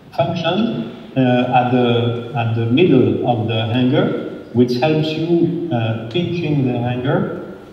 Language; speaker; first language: English; non-native, fluent; French